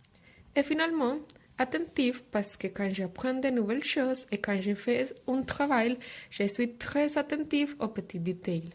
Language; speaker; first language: French; non-native, fluent; Spanish